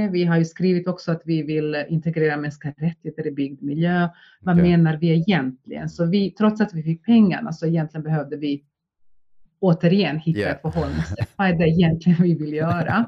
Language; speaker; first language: Swedish; native; Swedish